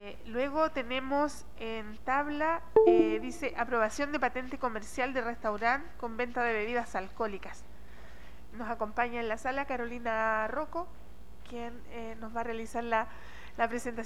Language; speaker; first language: Spanish; native; Spanish